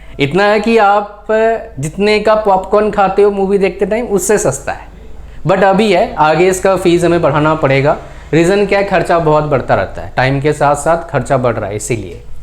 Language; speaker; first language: Hindi; native; Hindi